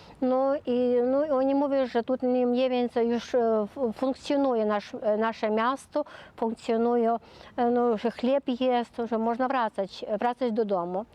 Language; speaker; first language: Polish; early bilingual, heritage; Polish